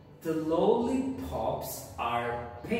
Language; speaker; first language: English; non-native, fluent; Portuguese